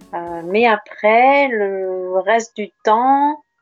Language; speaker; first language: French; native; French